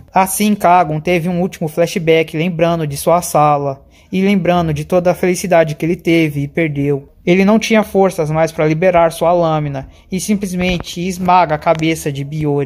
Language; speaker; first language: Portuguese; native; Portuguese